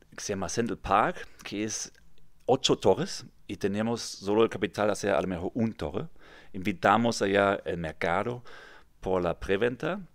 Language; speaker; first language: Spanish; non-native, fluent; German